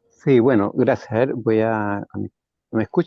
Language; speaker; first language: Spanish; native; Spanish